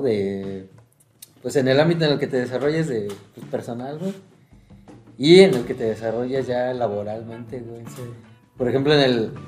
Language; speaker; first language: Spanish; native; Spanish